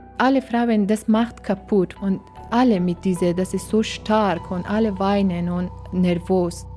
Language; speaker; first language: German; non-native, learner; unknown